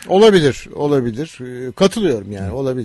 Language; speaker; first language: Turkish; native; Turkish